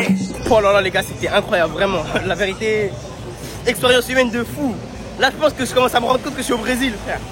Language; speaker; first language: French; native; French